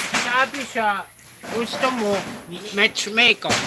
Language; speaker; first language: Filipino; non-native, learner; German